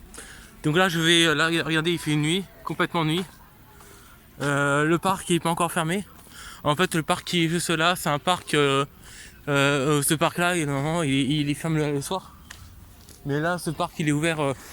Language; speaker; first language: French; native; French